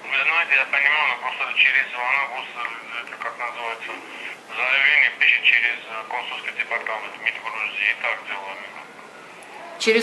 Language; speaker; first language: Russian; native; Russian